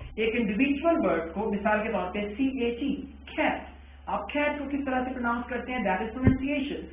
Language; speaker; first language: Urdu; native; Urdu